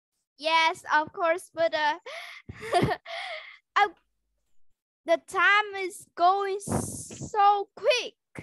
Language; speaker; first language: English; non-native, learner; Vietnamese